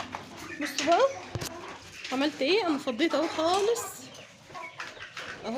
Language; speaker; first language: Arabic; native; Arabic